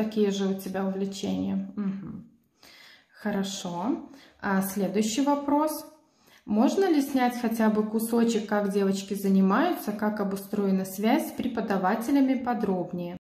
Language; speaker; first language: Russian; native; Russian